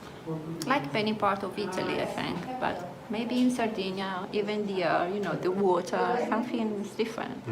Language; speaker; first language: English; non-native, fluent; Italian